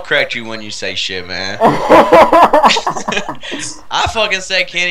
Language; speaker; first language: English; native; English